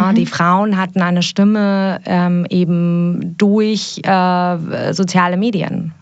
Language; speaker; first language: German; early bilingual, other home language; Persian